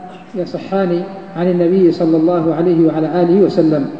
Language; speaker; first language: Arabic; native; Arabic